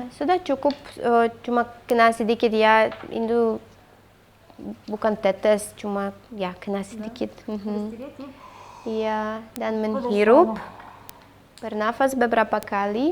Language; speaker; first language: Indonesian; non-native, fluent; Russian